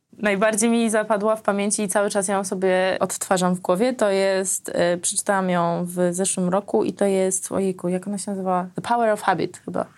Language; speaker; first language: Polish; early bilingual, other home language; Armenian